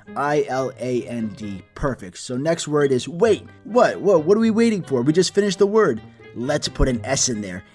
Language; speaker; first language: English; early bilingual, other home language; Greek